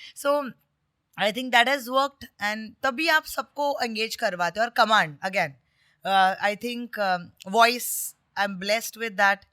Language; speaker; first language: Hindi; non-native, local second language; Marathi